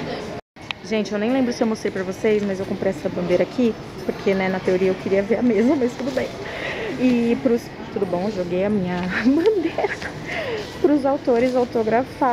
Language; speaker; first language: Portuguese; native; Portuguese